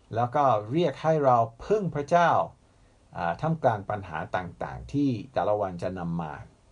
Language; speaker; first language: Thai; non-native, fluent; English